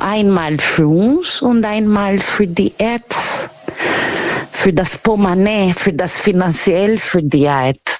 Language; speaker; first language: German; non-native, learner; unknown